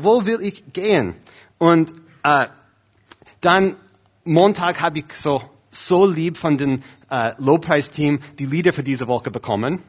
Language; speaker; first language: German; non-native, fluent; English